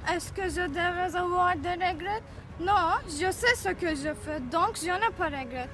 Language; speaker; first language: French; non-native, learner; Turkish